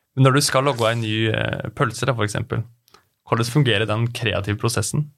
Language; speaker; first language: Norwegian; native; Norwegian